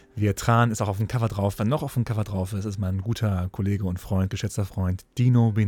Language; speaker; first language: German; native; German